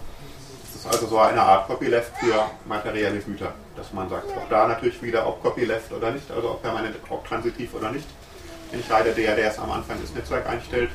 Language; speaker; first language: German; native; German